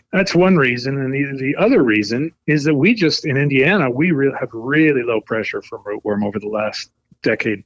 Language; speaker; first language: English; native; English